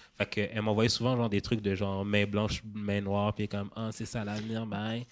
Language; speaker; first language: French; native; French